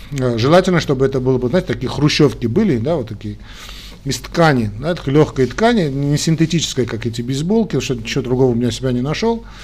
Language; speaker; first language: Russian; non-native, local second language; Armenian